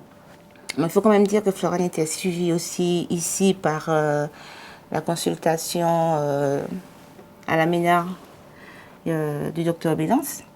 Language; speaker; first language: French; native; French